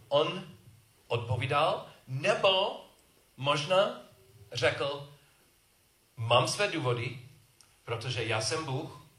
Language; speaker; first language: Czech; non-native, learner; English